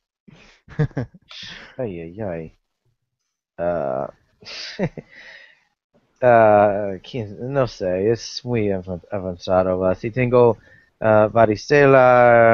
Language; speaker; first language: Spanish; non-native, learner; English